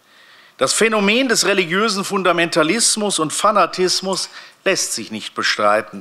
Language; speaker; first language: German; native; German